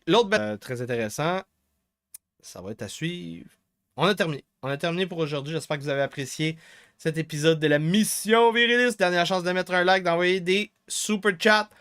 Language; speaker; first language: French; native; French